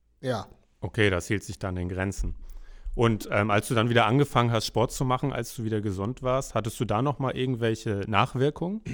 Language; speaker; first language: German; native; German